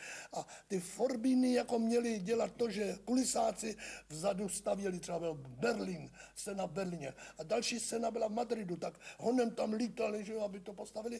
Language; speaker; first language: Czech; native; Czech